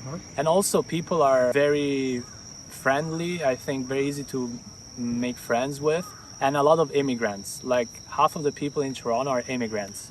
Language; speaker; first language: English; non-native, fluent; Italian